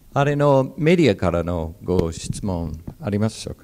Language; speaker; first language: Japanese; non-native, fluent; English